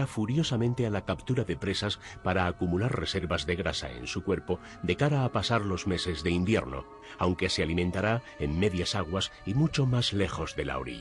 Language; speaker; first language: Spanish; native; Spanish